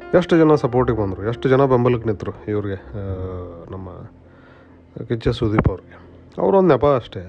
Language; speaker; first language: Kannada; native; Kannada